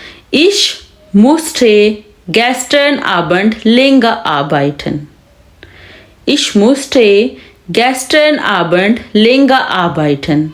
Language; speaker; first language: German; non-native, fluent; Urdu